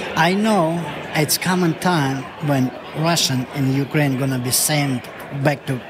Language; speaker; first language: English; non-native, learner; Ukrainian